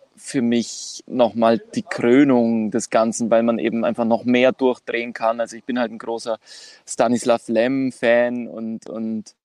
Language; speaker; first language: German; non-native, fluent; Greek